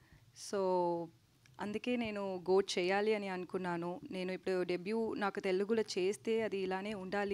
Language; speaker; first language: Telugu; non-native, learner; Tamil